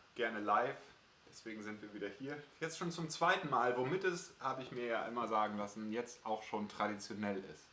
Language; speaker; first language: German; native; German